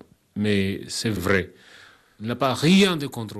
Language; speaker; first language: French; non-native, learner; Kabuverdianu